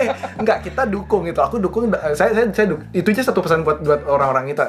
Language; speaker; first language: Indonesian; native; Indonesian